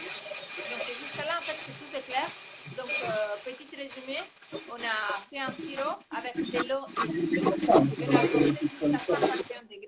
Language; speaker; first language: French; non-native, fluent; Italian